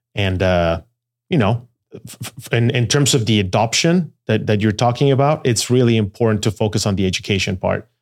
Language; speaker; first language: English; non-native, fluent; Spanish